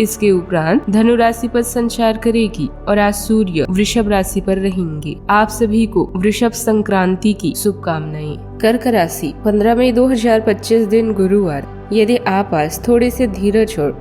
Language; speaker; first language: Hindi; native; Hindi